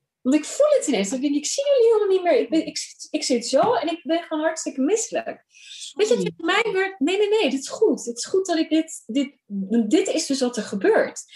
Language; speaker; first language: Dutch; early bilingual, other home language; Urdu